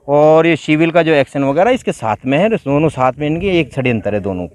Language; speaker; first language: Hindi; native; Hindi